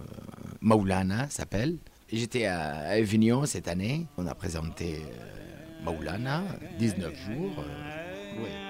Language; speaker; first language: French; non-native, learner; Arabic